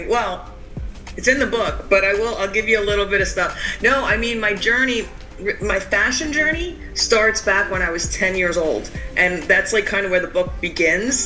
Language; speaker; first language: English; native; English